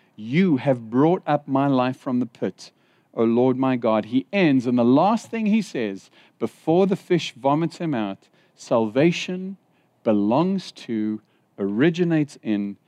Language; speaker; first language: English; native; English